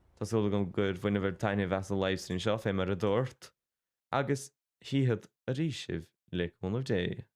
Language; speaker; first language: Irish; native; Irish